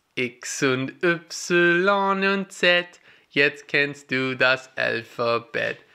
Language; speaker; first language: German; non-native, learner; English